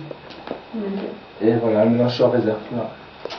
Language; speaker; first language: French; native; French